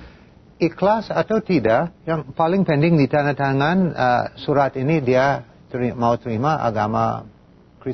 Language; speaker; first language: Indonesian; non-native, fluent; English